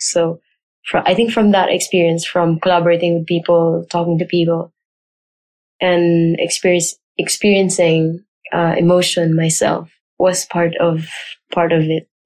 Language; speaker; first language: English; non-native, local second language; Surigaonon